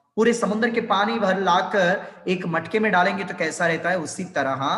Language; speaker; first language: Hindi; non-native, local second language; Telugu